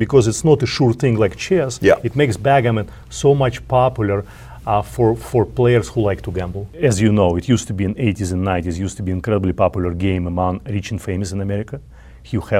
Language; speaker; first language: English; non-native, fluent; Russian